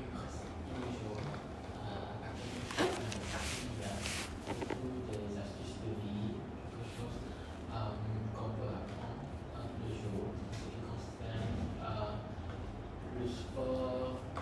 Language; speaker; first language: French; non-native, fluent; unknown